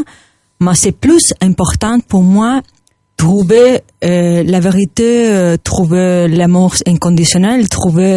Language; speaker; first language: French; non-native, learner; Spanish